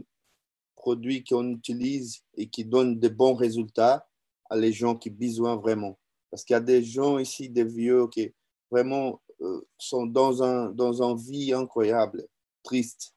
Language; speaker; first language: French; non-native, learner; Portuguese